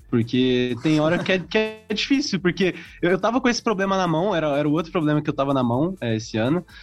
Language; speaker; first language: Portuguese; native; Portuguese